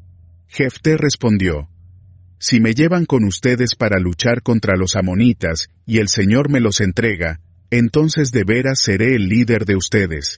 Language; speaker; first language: Spanish; native; Spanish